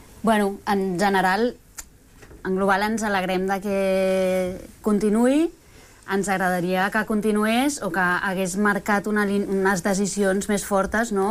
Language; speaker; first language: Catalan; early bilingual, other home language; Spanish